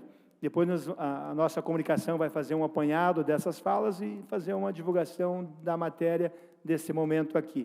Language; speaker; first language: Portuguese; native; Portuguese